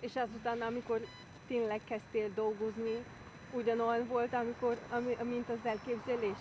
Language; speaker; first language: Hungarian; non-native, learner; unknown